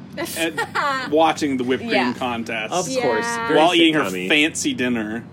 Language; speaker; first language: English; native; English